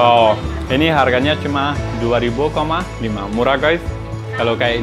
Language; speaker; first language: Indonesian; non-native, learner; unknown